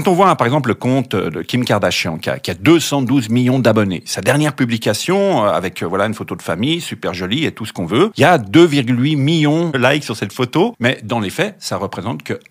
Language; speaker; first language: French; native; French